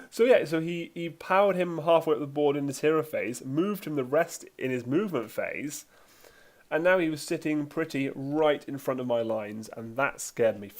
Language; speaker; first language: English; native; English